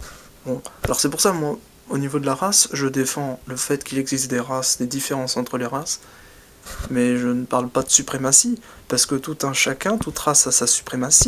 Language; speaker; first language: French; native; French